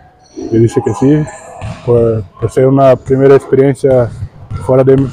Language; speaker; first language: Spanish; non-native, learner; Portuguese